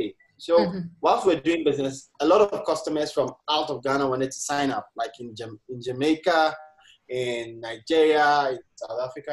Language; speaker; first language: English; non-native, local second language; Akan